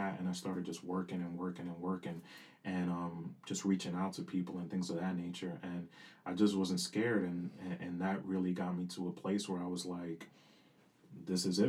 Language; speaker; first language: English; early bilingual, other home language; Spanish